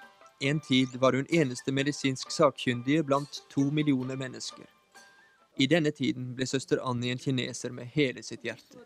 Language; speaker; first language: Norwegian; native; Norwegian